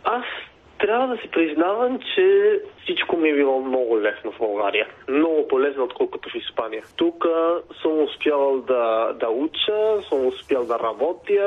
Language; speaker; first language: Bulgarian; non-native, fluent; Spanish